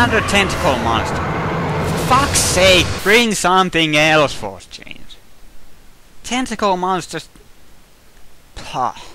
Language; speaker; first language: English; native; English